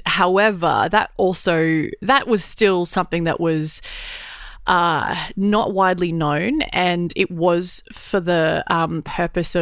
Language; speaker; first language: English; native; English